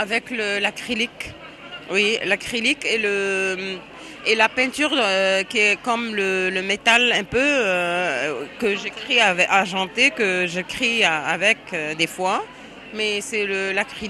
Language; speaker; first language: French; non-native, fluent; Arabic